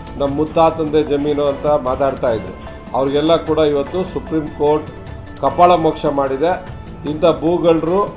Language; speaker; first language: Kannada; native; Kannada